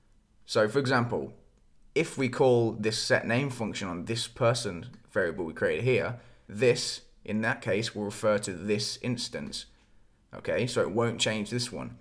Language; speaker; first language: English; native; English